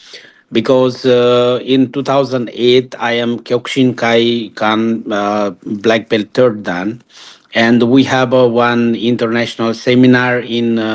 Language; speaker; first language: English; non-native, learner; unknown